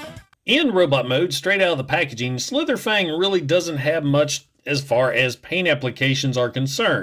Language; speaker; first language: English; native; English